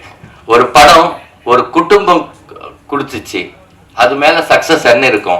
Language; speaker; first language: Tamil; non-native, learner; Telugu